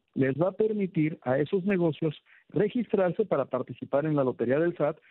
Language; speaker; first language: Spanish; native; Spanish